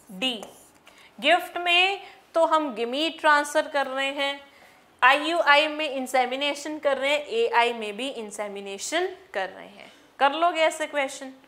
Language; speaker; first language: Hindi; non-native, local second language; Punjabi